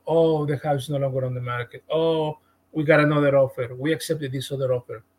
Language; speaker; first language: English; non-native, fluent; Spanish